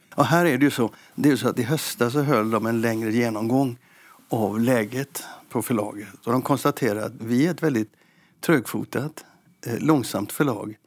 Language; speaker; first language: Swedish; native; Swedish